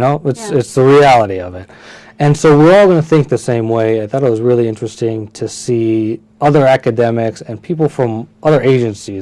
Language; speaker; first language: English; early bilingual, other home language; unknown